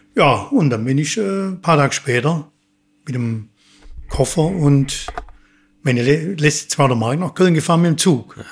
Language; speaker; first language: German; native; German